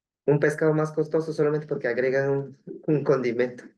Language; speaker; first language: Spanish; non-native, local second language; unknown